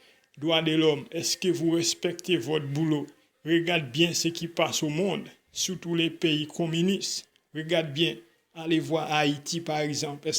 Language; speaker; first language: French; non-native, local second language; Haitian Creole